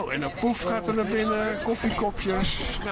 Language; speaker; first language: Dutch; native; Dutch